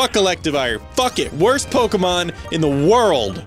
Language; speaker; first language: English; native; English